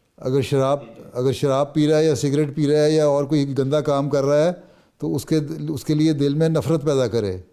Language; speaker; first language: Urdu; native; Urdu